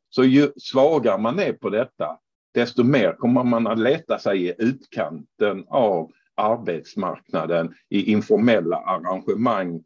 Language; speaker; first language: Swedish; non-native, fluent; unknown